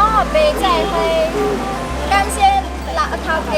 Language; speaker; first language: Chinese; non-native, fluent; Vietnamese